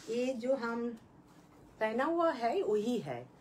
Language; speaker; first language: Hindi; non-native, local second language; Bangla